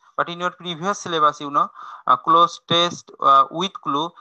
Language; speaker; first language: English; non-native, local second language; Bangla